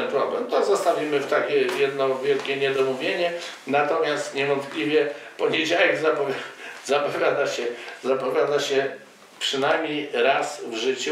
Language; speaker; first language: Polish; native; Polish